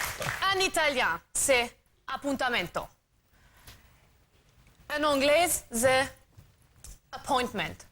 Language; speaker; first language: French; non-native, learner; German